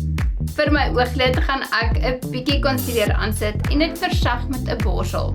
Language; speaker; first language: Afrikaans; native; Afrikaans